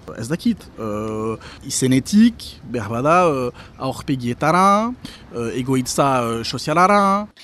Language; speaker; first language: Basque; non-native, local second language; French